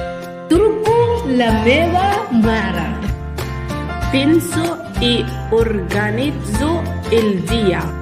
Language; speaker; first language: Catalan; non-native, learner; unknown